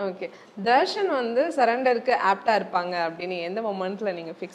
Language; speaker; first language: Tamil; native; Tamil